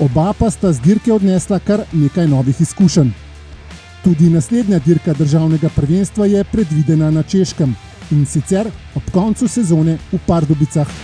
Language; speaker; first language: Slovenian; native; Slovenian